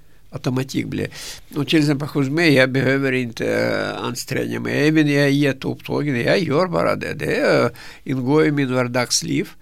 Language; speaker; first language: Swedish; non-native, fluent; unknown